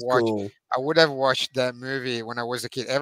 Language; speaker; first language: English; non-native, fluent; Italian